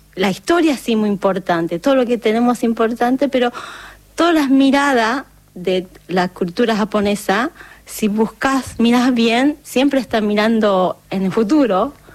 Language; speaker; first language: Spanish; non-native, fluent; Japanese